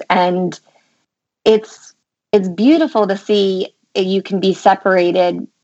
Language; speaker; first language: English; native; English